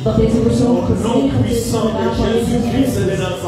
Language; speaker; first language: Dutch; non-native, fluent; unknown